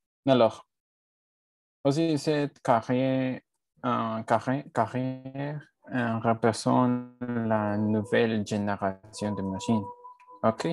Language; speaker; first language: French; non-native, learner; Spanish